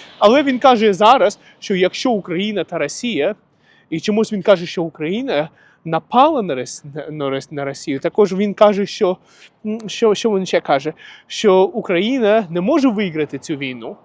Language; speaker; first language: Ukrainian; non-native, local second language; Russian